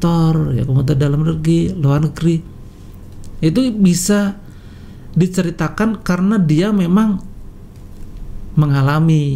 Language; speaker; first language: Indonesian; native; Indonesian